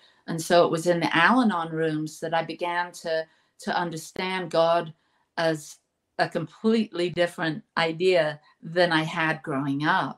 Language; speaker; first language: English; native; English